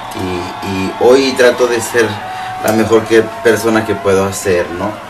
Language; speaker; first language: Spanish; early bilingual, heritage; Spanish